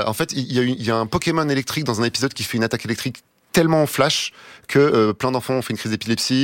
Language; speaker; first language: French; native; French